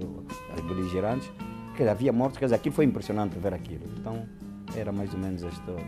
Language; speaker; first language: Portuguese; native; Portuguese